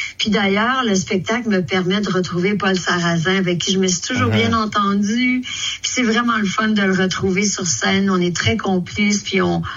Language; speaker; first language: French; native; French